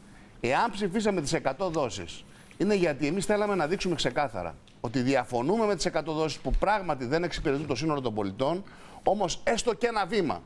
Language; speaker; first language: Greek; native; Greek